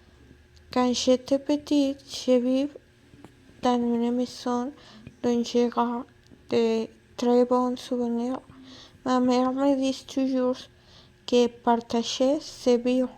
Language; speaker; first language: French; non-native, learner; Spanish